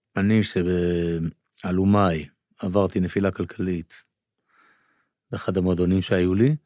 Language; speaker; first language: Hebrew; native; Hebrew